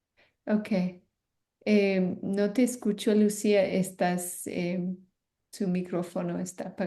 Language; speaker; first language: Spanish; non-native, fluent; English